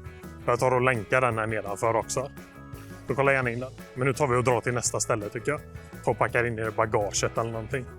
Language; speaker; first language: Swedish; native; Swedish